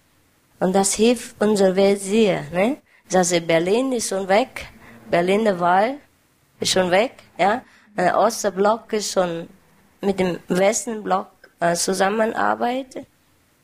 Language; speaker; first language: German; non-native, learner; Vietnamese